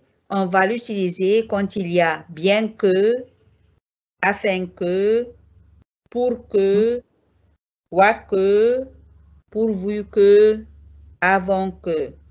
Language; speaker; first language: French; non-native, fluent; Arabic